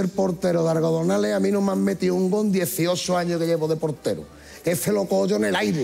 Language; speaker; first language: Spanish; native; Spanish